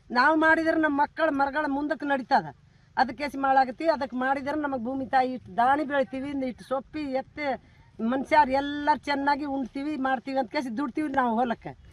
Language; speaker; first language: Kannada; non-native, local second language; Lambadi